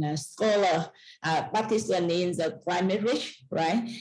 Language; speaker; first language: English; non-native, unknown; Vietnamese